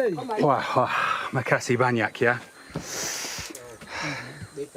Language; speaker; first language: Indonesian; non-native, learner; English